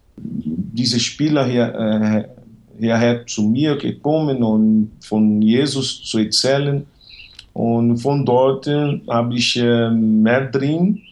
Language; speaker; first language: German; non-native, fluent; Portuguese